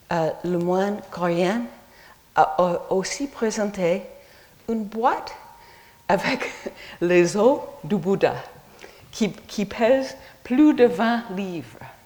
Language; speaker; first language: French; non-native, fluent; English